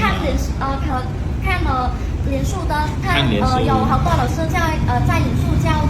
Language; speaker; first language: Chinese; non-native, learner; Khmer